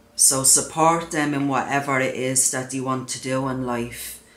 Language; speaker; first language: English; native; English